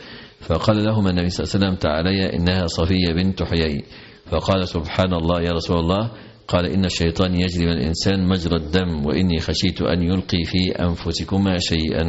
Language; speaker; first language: Arabic; native; Arabic